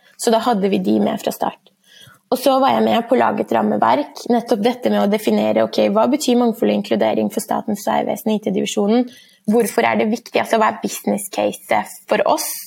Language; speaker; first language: Norwegian; early bilingual, other home language; Persian